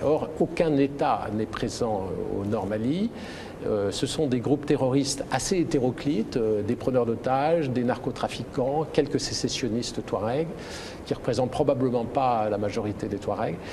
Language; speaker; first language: French; native; French